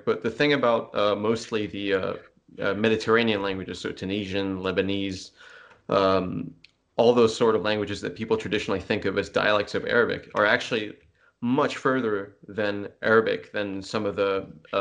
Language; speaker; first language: English; non-native, fluent; French